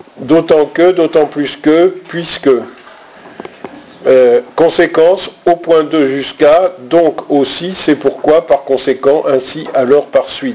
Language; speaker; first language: French; native; French